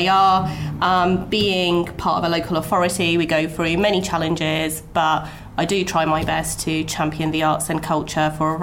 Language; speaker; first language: English; native; English